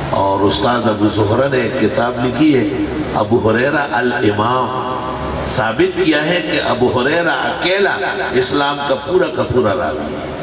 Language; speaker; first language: Urdu; non-native, local second language; Pashto